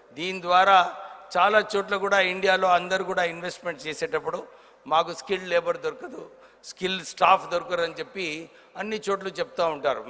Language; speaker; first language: Telugu; non-native, local second language; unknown